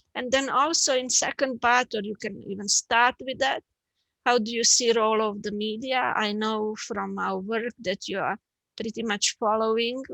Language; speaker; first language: English; non-native, fluent; Slovenian